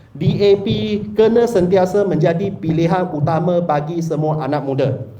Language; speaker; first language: Malay; non-native, local second language; Chinese